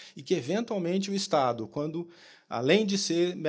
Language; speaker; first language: Portuguese; native; Portuguese